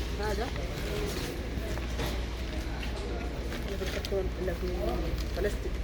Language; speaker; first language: Arabic; native; Arabic